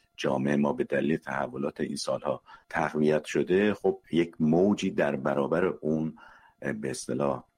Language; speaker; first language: Persian; native; Persian